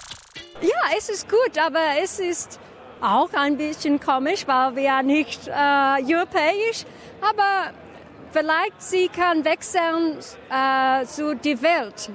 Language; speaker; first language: German; non-native, learner; English